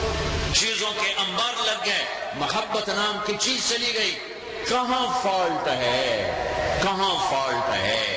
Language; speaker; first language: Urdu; non-native, local second language; Punjabi